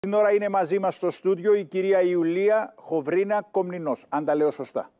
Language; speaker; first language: Greek; native; Greek